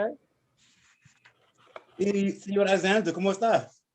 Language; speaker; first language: Spanish; non-native, learner; English